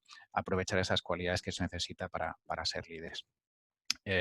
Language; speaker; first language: Spanish; native; Spanish